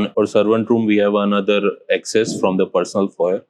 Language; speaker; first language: English; non-native, local second language; Gujarati